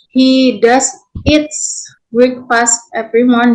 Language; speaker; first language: English; non-native, learner; Indonesian